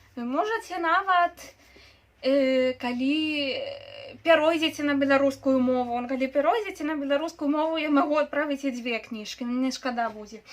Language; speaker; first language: Belarusian; non-native, local second language; Russian